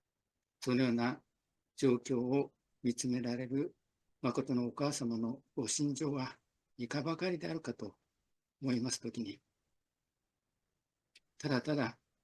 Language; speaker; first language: Japanese; native; Japanese